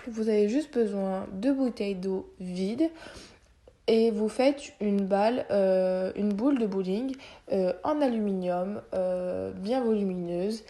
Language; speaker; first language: French; native; French